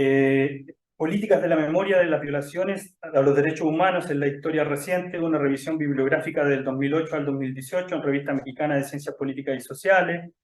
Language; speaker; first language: Spanish; native; Spanish